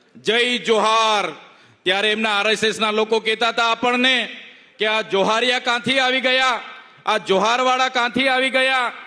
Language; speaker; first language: Gujarati; non-native, local second language; Vasavi